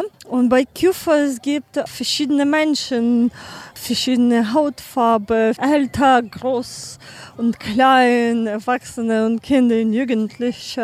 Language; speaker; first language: German; non-native, learner; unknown